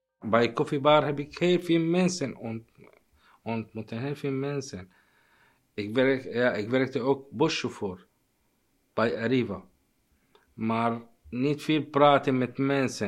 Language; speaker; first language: Dutch; non-native, learner; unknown